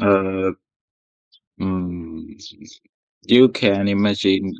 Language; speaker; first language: English; non-native, learner; Vietnamese